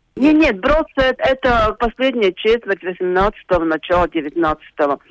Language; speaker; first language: Russian; non-native, local second language; Latvian